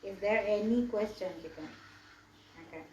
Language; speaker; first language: English; non-native, learner; Indonesian